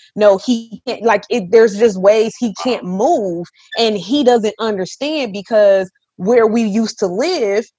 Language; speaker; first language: English; native; English